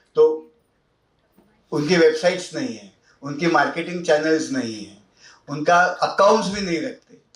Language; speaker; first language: Hindi; non-native, local second language; Marathi